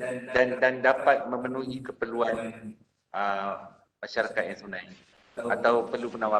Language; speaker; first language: Malay; native; Malay